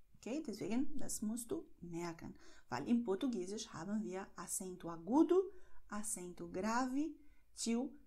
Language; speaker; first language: German; non-native, fluent; Portuguese